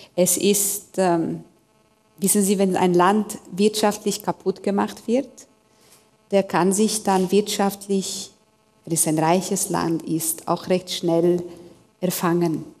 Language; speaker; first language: German; non-native, fluent; Hungarian